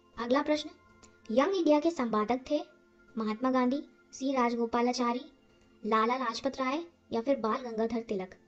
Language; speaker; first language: Hindi; native; Hindi